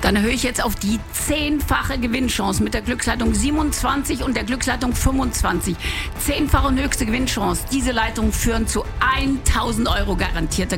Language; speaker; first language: German; native; German